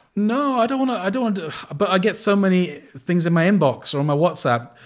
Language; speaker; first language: English; native; English